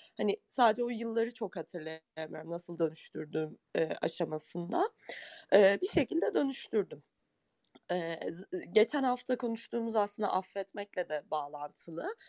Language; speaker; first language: Turkish; native; Turkish